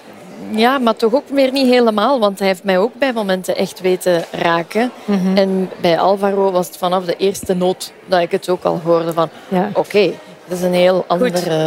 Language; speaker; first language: Dutch; native; Dutch